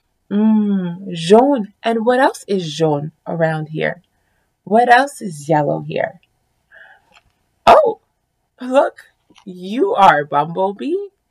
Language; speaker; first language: English; early bilingual, other home language; French